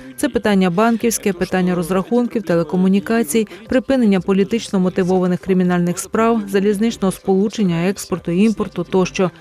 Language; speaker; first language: Ukrainian; native; Ukrainian